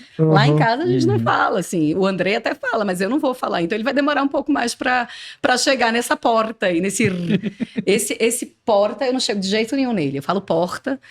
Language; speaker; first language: Portuguese; native; Portuguese